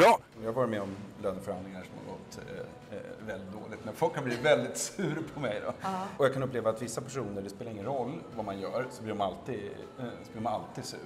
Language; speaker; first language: Swedish; native; Swedish